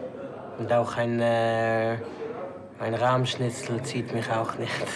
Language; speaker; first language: German; non-native, fluent; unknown